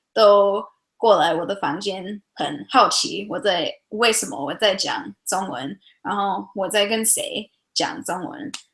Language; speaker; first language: Chinese; early bilingual, heritage; English